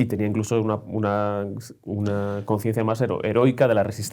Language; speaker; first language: Spanish; native; Spanish